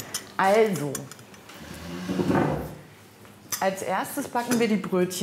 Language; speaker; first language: German; native; German